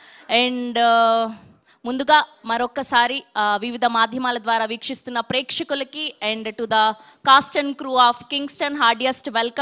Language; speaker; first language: Telugu; native; Telugu